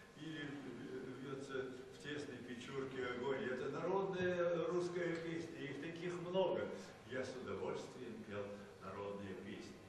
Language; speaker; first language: Russian; native; Russian